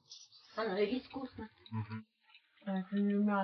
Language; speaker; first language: Russian; native; Russian